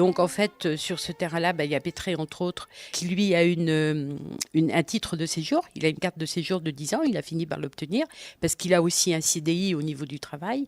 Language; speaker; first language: French; native; French